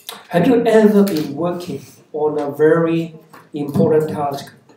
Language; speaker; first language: English; non-native, local second language; Cantonese